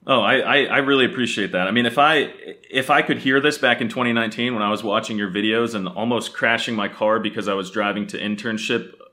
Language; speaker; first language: English; native; English